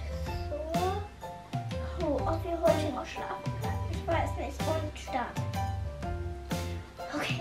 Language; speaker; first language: German; native; German